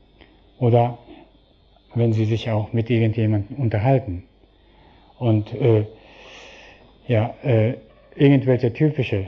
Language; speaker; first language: German; non-native, fluent; Japanese